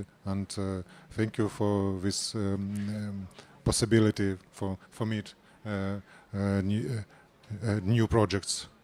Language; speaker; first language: English; non-native, learner; Ukrainian